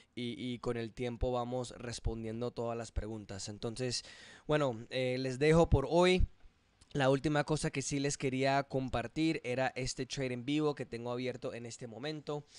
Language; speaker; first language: Spanish; early bilingual, heritage; English